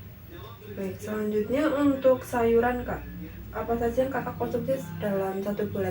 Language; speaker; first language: Indonesian; native; Indonesian